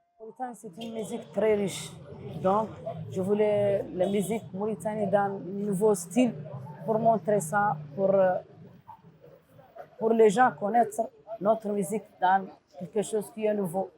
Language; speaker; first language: French; non-native, learner; Arabic